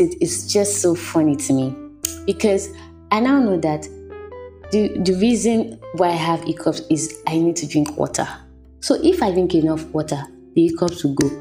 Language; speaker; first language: English; non-native, local second language; Yoruba